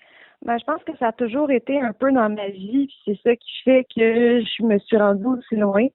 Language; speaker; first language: French; native; French